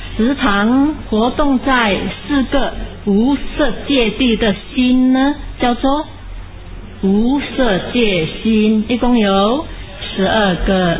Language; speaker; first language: Chinese; native; Chinese